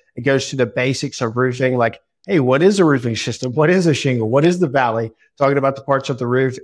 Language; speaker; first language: English; native; English